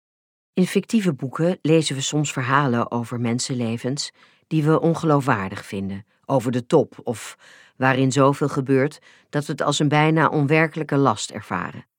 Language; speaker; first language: Dutch; native; Dutch